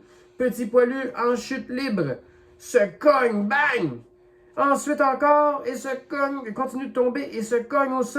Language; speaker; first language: French; native; French